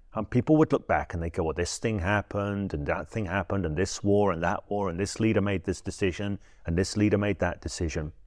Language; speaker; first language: English; native; English